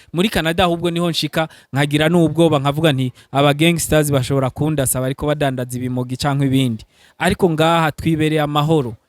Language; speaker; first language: Rundi; early bilingual, heritage; Rundi